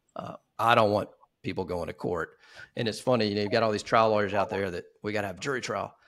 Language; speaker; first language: English; native; English